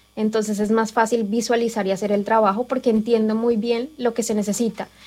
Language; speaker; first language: Spanish; native; Spanish